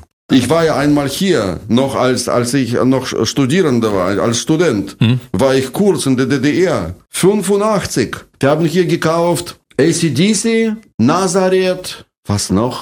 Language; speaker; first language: German; non-native, fluent; Russian